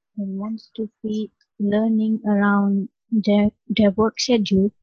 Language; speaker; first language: English; non-native, local second language; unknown